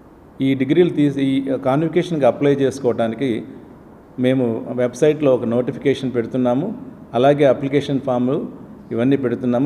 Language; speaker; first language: Telugu; native; Telugu